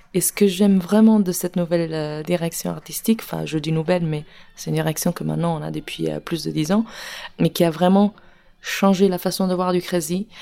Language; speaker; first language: French; non-native, fluent; Italian